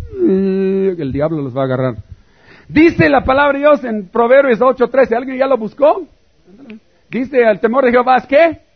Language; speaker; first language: Spanish; native; Spanish